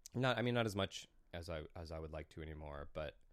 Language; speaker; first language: English; native; English